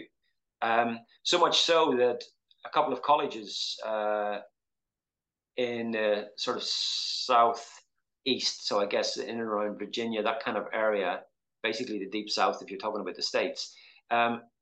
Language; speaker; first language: English; native; English